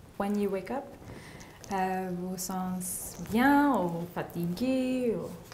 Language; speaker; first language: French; non-native, learner; English